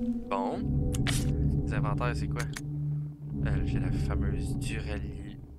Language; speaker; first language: French; native; French